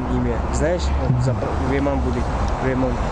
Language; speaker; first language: Russian; non-native, learner; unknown